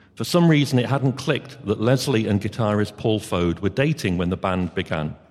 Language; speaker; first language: English; native; English